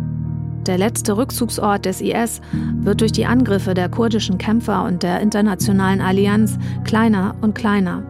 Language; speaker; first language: German; native; German